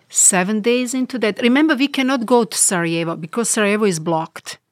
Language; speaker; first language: English; non-native, fluent; Bosnian